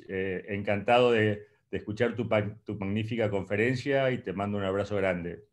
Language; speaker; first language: Spanish; native; Spanish